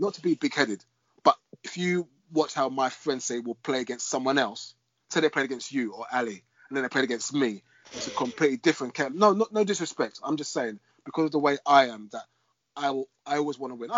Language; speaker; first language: English; native; English